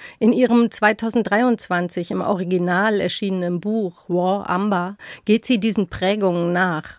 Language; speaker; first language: German; native; German